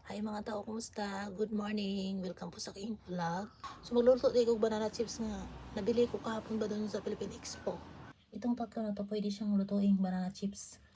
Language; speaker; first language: Filipino; non-native, local second language; Cebuano